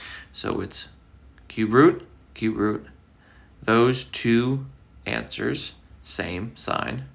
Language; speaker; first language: English; native; English